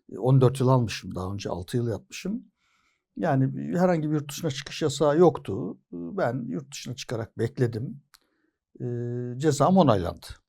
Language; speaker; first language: Turkish; native; Turkish